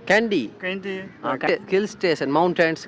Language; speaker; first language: English; non-native, local second language; Tamil